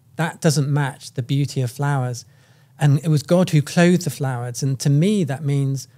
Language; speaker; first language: English; native; English